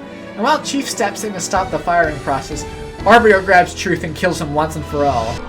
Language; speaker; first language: English; native; English